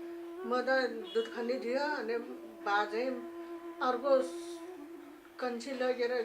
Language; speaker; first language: Nepali; non-native, local second language; Tibetan